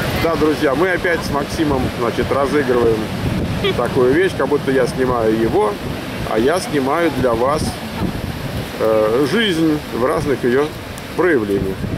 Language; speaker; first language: Russian; native; Russian